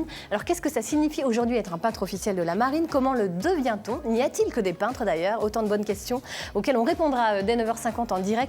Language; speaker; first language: French; native; French